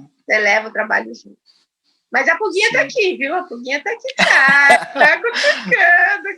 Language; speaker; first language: Portuguese; non-native, fluent; Spanish